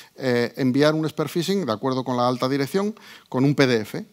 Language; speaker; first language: Spanish; native; Spanish